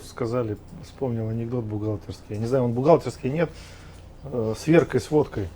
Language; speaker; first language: Russian; native; Russian